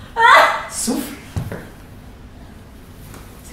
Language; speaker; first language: French; native; French